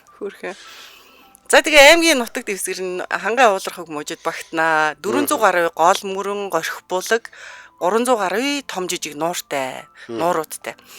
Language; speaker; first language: Mongolian; native; Mongolian